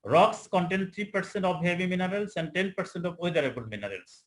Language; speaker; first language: English; non-native, local second language; Bangla